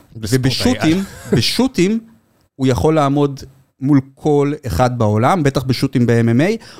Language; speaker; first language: Hebrew; native; Hebrew